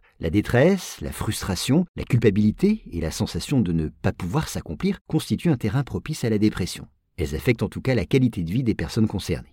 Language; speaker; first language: French; native; French